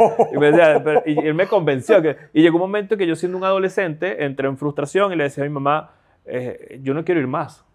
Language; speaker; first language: Spanish; native; Spanish